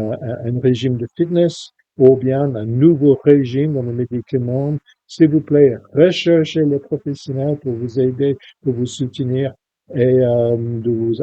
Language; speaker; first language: French; non-native, fluent; English